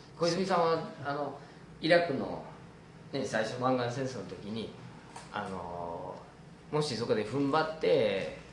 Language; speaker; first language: Japanese; native; Japanese